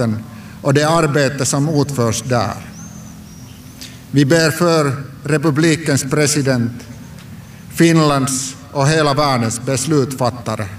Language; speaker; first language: Swedish; non-native, local second language; Finnish